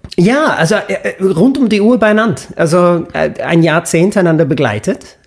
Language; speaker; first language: German; non-native, fluent; English